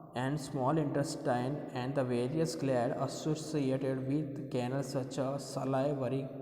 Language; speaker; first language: English; non-native, local second language; Gujarati